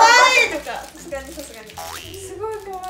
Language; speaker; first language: Japanese; native; Japanese